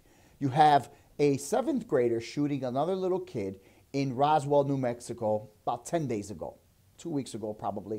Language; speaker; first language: English; native; English